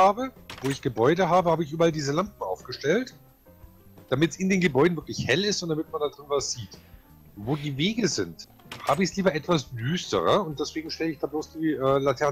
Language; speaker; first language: German; native; German